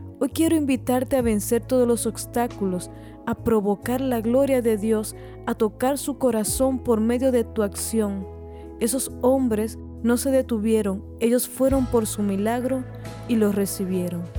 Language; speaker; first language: Spanish; native; Spanish